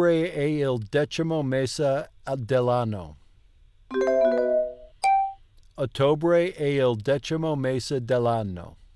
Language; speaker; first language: Italian; non-native, learner; English